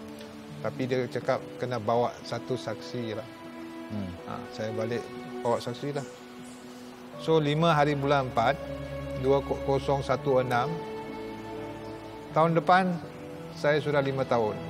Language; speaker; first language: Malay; non-native, local second language; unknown